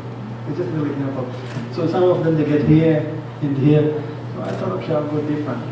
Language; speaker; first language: English; non-native, fluent; Urdu